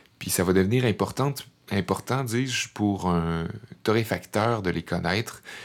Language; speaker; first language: French; native; French